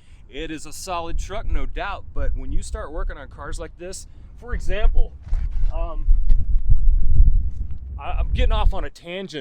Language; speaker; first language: English; native; English